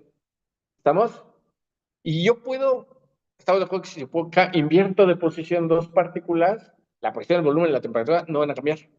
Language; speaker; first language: Spanish; native; Spanish